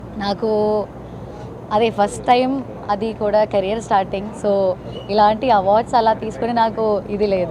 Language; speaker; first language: Telugu; non-native, learner; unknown